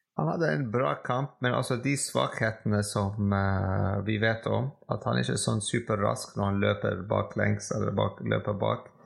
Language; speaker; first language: Norwegian; non-native, fluent; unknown